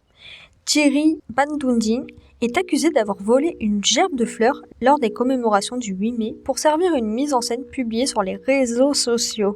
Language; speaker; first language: French; native; French